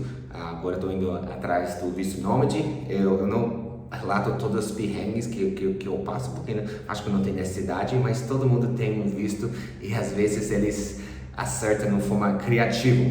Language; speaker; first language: Portuguese; early bilingual, other home language; English